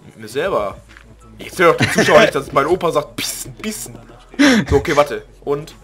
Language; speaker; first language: German; early bilingual, other home language; Greek